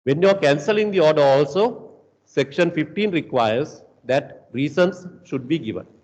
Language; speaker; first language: English; non-native, local second language; Sinhala